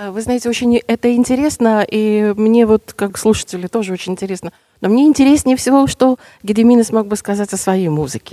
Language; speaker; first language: Russian; native; Russian